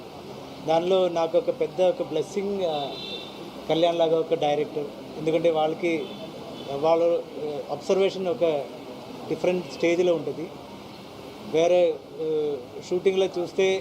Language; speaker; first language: Telugu; non-native, learner; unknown